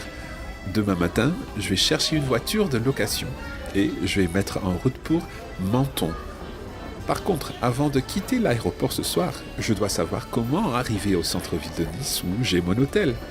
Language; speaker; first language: French; non-native, fluent; English